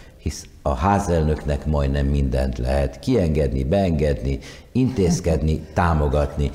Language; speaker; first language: Hungarian; native; Hungarian